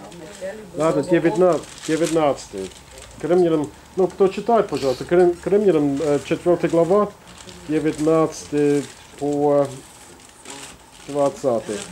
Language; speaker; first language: Russian; non-native, fluent; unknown